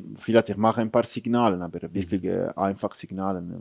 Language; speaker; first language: German; non-native, fluent; Italian